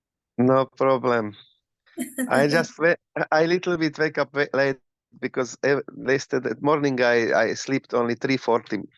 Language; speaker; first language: English; non-native, learner; Slovak